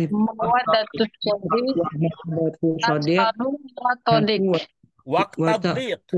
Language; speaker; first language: Arabic; non-native, learner; Indonesian